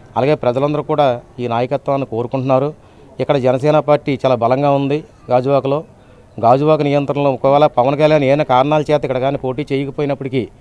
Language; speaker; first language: Telugu; native; Telugu